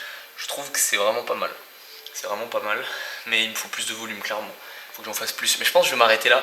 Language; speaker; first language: French; native; French